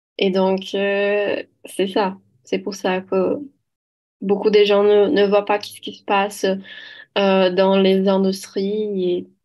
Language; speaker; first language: French; non-native, learner; Portuguese